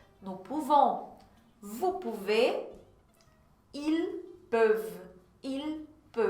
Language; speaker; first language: French; non-native, fluent; Portuguese